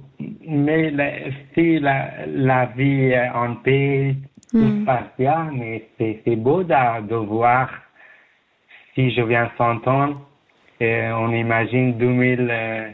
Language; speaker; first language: French; non-native, learner; Persian